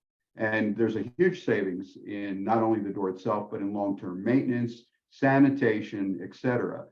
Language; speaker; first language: English; native; English